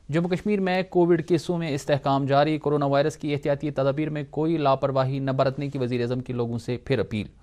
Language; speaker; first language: Urdu; non-native, local second language; Kashmiri